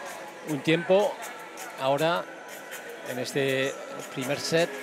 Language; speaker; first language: Spanish; non-native, fluent; French